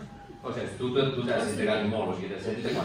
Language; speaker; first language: Catalan; non-native, fluent; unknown